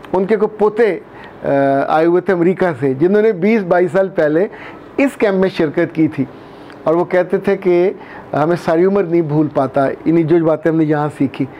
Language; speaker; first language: Urdu; non-native, local second language; Punjabi